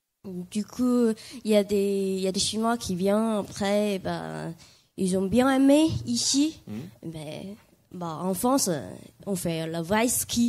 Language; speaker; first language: French; non-native, learner; Chinese